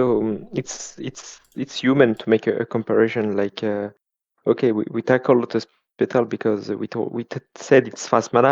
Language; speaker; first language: English; non-native, fluent; French